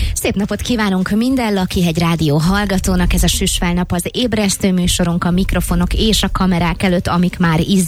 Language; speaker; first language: Hungarian; native; Hungarian